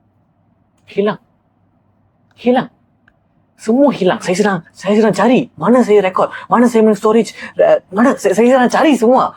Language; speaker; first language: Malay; non-native, local second language; Tamil